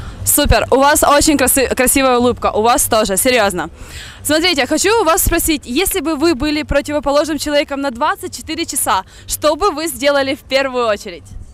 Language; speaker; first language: Russian; native; Russian